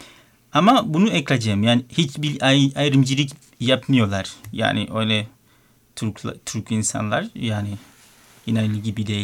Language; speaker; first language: Turkish; non-native, learner; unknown